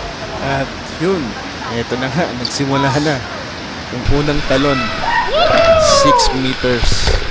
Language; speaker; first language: Filipino; native; Filipino